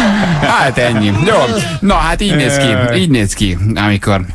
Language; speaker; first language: Hungarian; native; Hungarian